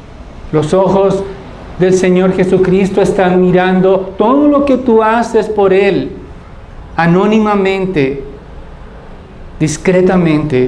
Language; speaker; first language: Spanish; native; Spanish